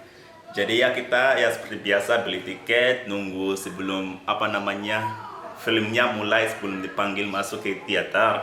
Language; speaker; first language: Indonesian; non-native, fluent; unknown